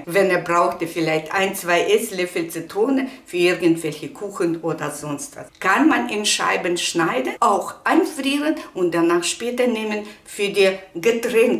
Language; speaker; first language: German; non-native, learner; Russian